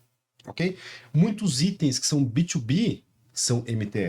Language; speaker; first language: Portuguese; native; Portuguese